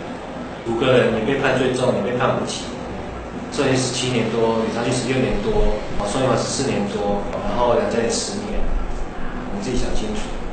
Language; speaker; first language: Chinese; native; Chinese